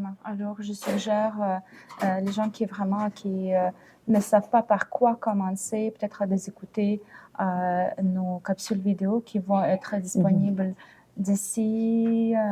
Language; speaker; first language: French; non-native, fluent; Ukrainian